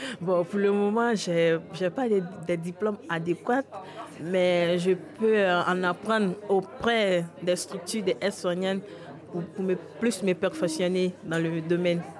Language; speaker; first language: French; non-native, fluent; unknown